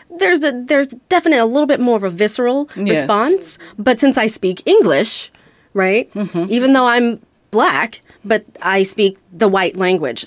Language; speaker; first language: English; non-native, fluent; Romanian